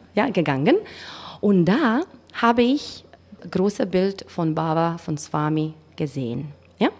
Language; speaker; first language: German; non-native, learner; Macedonian